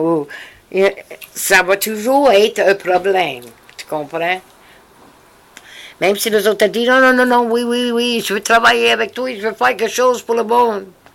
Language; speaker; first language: French; native; French